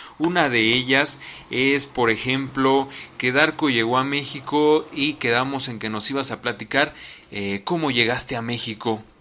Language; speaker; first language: Spanish; native; Spanish